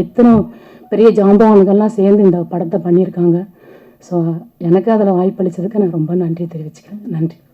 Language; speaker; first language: Tamil; native; Tamil